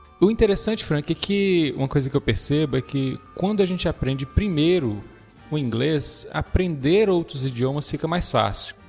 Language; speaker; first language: Portuguese; native; Portuguese